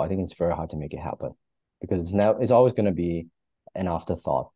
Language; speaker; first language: English; native; English